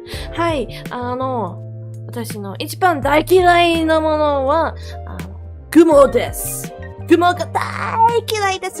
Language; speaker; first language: Japanese; non-native, learner; English